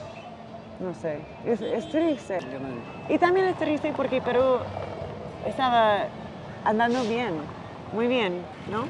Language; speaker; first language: Spanish; non-native, fluent; English